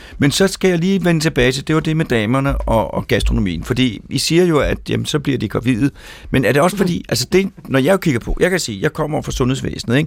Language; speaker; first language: Danish; native; Danish